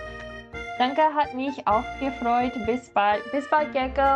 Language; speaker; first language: German; non-native, learner; English